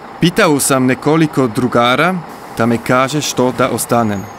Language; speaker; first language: Serbian; non-native, learner; Swiss German